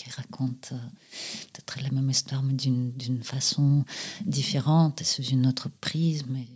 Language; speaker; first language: French; non-native, fluent; Russian